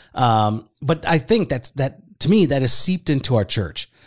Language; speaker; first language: English; early bilingual, other home language; Spanish